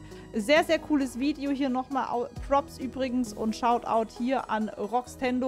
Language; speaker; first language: German; native; German